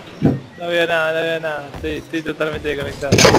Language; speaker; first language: Spanish; native; Spanish